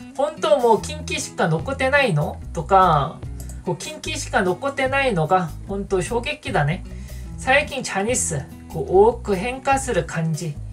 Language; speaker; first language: Japanese; non-native, fluent; Korean